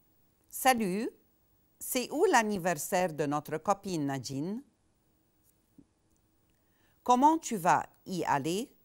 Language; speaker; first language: French; non-native, fluent; Arabic